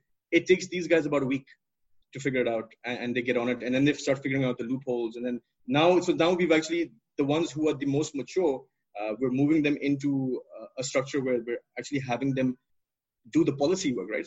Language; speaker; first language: English; non-native, local second language; Urdu